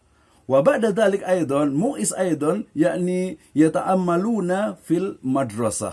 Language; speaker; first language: Arabic; non-native, fluent; Indonesian